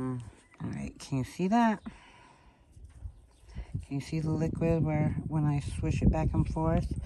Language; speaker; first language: English; native; English